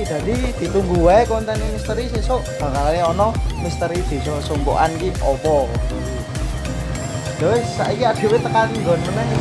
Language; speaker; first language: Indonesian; non-native, local second language; Javanese